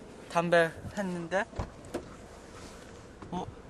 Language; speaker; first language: Korean; early bilingual, heritage; English